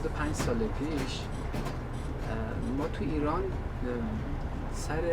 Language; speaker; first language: Persian; native; Persian